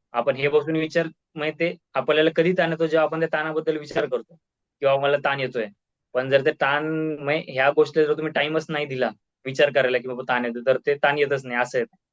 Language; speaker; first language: Marathi; native; Marathi